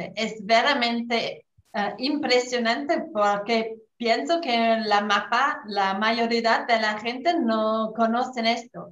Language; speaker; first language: Spanish; non-native, fluent; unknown